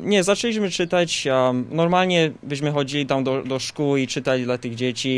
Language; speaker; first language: Polish; early bilingual, heritage; Polish